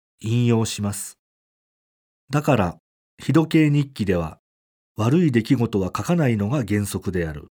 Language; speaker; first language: Japanese; native; Japanese